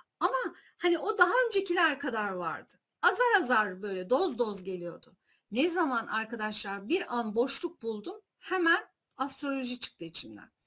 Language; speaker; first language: Turkish; early bilingual, heritage; Turkish